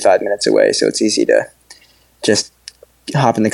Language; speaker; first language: English; native; English